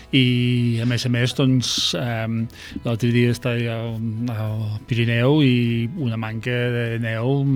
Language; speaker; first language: Catalan; non-native, fluent; English